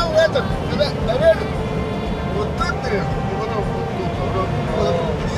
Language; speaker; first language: Russian; non-native, local second language; Kazakh